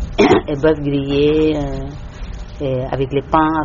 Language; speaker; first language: French; non-native, learner; Tibetan